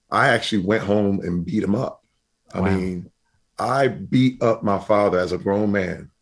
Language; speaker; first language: English; native; English